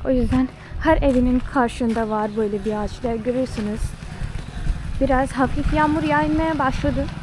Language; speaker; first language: Turkish; non-native, fluent; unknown